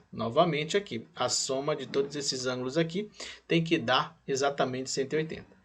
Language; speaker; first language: Portuguese; native; Portuguese